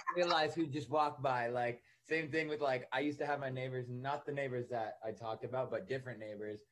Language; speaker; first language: English; native; English